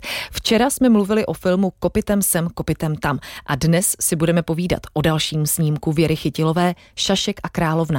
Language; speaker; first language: Czech; native; Czech